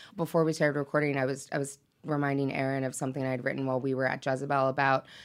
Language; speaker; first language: English; native; English